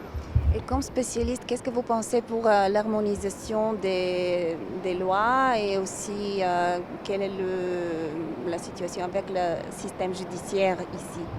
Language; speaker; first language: French; non-native, fluent; Bulgarian